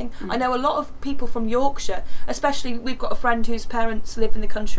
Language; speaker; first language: English; native; English